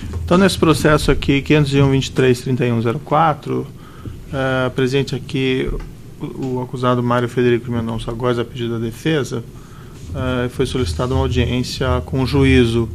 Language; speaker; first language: Portuguese; native; Portuguese